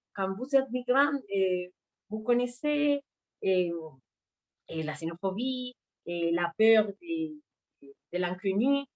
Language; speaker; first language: French; non-native, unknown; Spanish